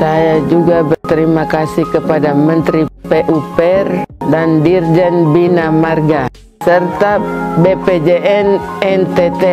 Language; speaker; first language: Indonesian; non-native, local second language; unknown